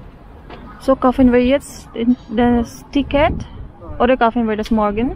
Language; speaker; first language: German; non-native, learner; Filipino